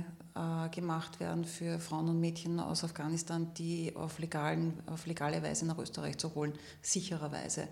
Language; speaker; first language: German; native; German